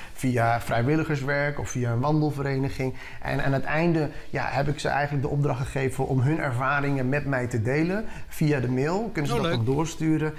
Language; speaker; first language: Dutch; early bilingual, other home language; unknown